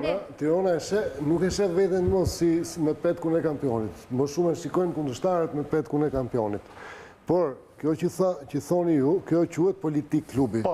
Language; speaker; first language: Albanian; native; Albanian